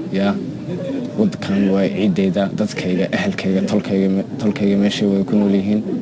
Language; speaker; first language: Somali; early bilingual, heritage; Somali